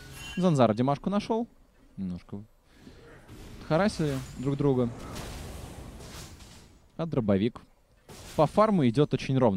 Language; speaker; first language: Russian; native; Russian